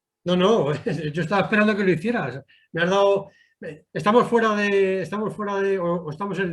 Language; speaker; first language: Spanish; native; Spanish